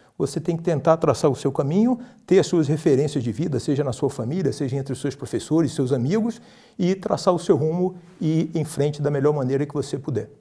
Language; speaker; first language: Portuguese; native; Portuguese